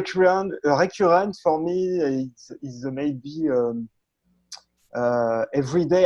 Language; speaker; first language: English; non-native, learner; French